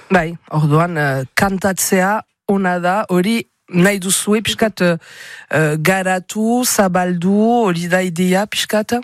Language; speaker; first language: Basque; native; Basque